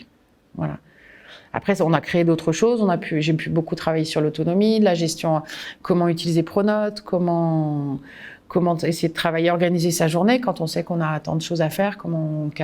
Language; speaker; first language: French; native; French